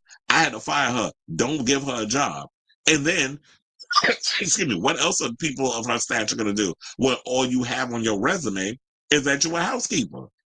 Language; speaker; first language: English; native; English